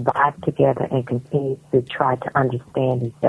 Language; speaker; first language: English; native; English